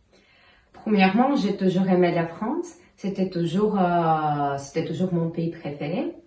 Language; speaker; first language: French; non-native, fluent; Bulgarian